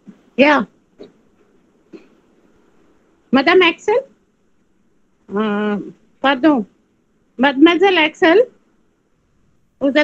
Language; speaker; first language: French; non-native, learner; Tamil